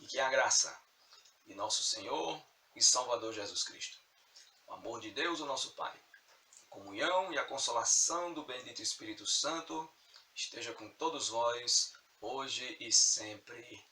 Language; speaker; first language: Portuguese; native; Portuguese